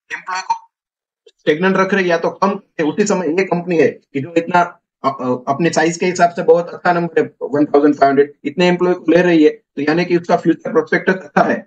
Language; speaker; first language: Hindi; non-native, local second language; Gujarati